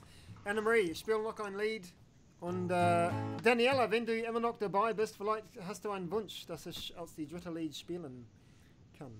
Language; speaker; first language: German; non-native, learner; English